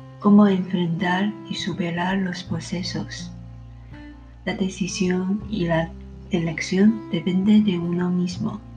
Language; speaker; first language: Spanish; non-native, learner; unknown